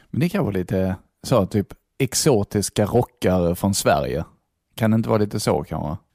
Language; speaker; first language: Swedish; native; Swedish